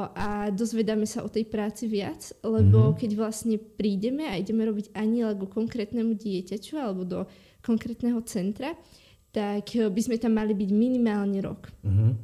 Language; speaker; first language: Slovak; native; Slovak